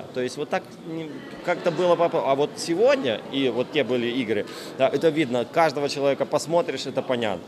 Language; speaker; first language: Russian; native; Russian